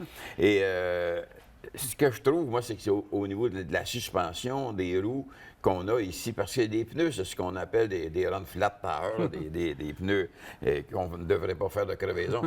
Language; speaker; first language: French; native; French